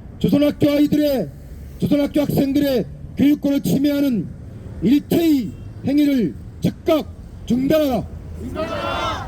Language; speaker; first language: Korean; native; Korean